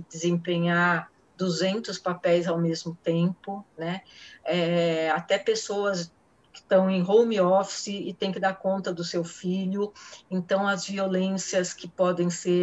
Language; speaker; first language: Portuguese; native; Portuguese